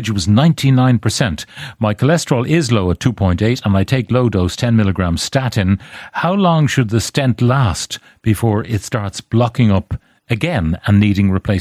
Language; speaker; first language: English; native; English